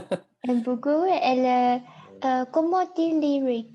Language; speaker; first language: French; non-native, learner; Chinese